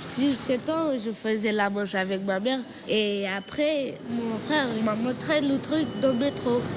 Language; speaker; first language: French; early bilingual, other home language; Romanian